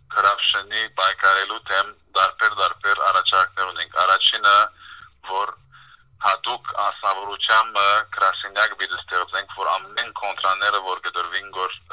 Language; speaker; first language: Armenian; early bilingual, heritage; Armenian